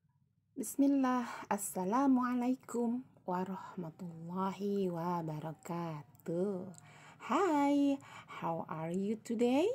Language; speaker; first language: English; non-native, learner; Indonesian